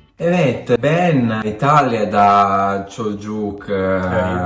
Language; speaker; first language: Turkish; non-native, learner; Italian